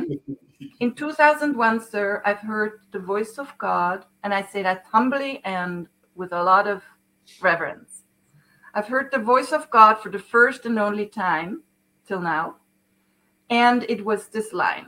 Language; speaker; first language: English; non-native, fluent; Swiss German